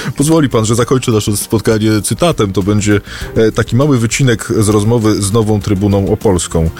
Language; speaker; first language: Polish; native; Polish